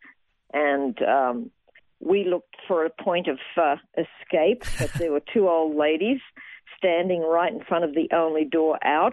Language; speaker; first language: English; native; English